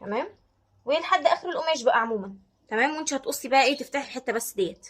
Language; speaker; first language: Arabic; native; Arabic